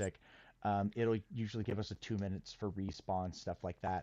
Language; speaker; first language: English; native; English